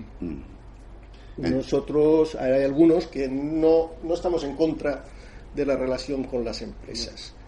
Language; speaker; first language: Spanish; non-native, fluent; Persian